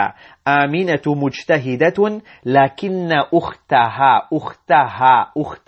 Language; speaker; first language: Arabic; non-native, fluent; English